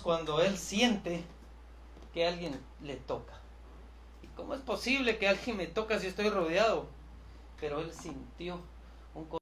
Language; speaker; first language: Spanish; native; Spanish